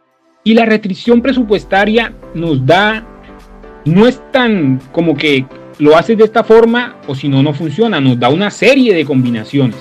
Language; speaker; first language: Spanish; native; Spanish